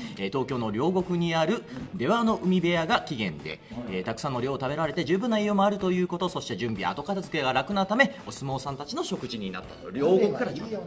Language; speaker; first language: Japanese; native; Japanese